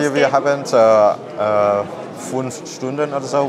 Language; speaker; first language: German; non-native, learner; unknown